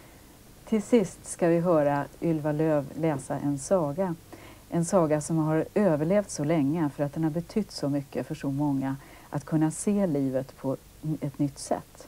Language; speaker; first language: Swedish; native; Swedish